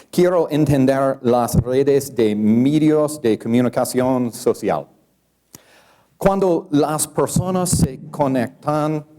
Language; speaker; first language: Spanish; non-native, learner; English